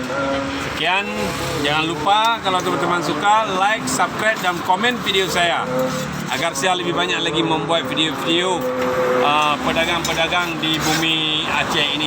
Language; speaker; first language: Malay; non-native, local second language; Achinese